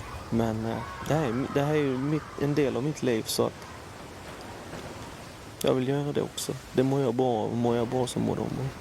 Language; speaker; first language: Swedish; native; Swedish